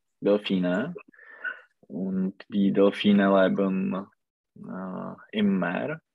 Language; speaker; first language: German; non-native, learner; Czech